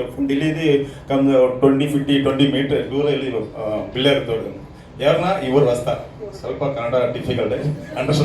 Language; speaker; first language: Kannada; non-native, learner; Tamil